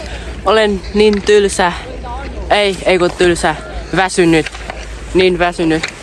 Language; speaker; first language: Finnish; non-native, learner; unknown